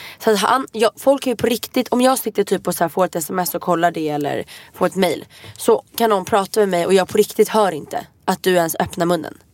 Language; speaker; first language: Swedish; native; Swedish